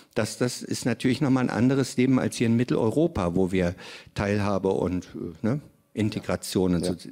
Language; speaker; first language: German; native; German